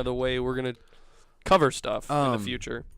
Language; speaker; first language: English; native; English